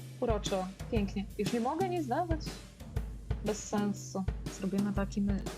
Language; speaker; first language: Polish; native; Polish